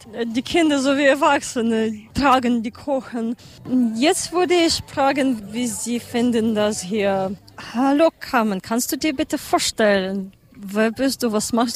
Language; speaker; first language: German; non-native, learner; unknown